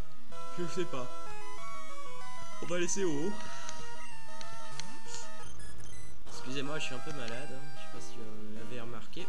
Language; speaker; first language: French; native; French